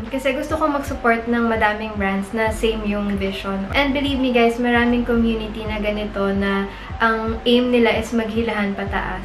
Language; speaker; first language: Filipino; native; Filipino